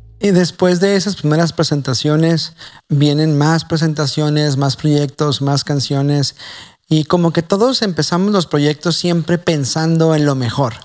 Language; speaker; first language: Spanish; native; Spanish